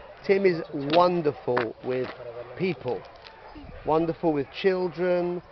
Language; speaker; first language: English; native; English